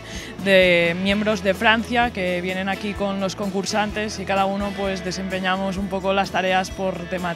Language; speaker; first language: Spanish; native; Spanish